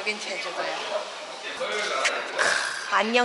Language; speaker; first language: Korean; native; Korean